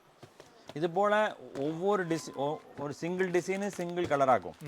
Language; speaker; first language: Malayalam; non-native, local second language; Tamil